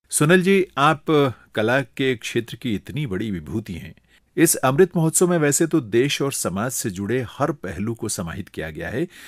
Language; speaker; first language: Hindi; native; Hindi